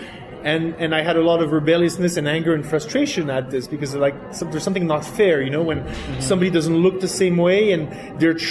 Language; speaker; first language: English; non-native, fluent; French